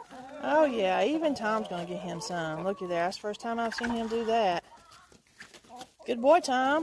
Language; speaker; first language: English; native; English